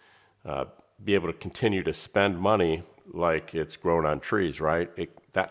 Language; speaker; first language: English; native; English